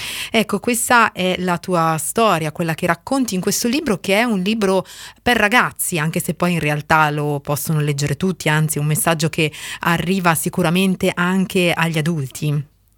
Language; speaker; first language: Italian; native; Italian